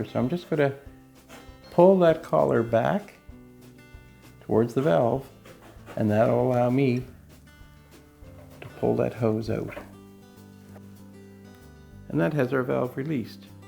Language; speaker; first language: English; native; English